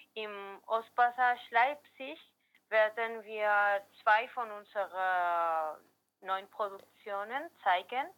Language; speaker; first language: German; non-native, learner; Spanish